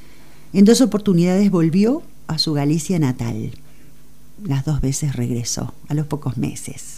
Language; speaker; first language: Spanish; native; Spanish